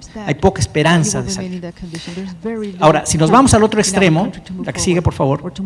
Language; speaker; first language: Spanish; native; Spanish